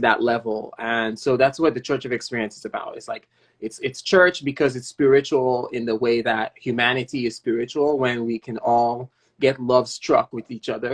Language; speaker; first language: English; non-native, local second language; Yoruba